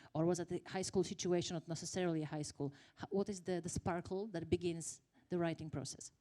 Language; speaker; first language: English; non-native, fluent; Polish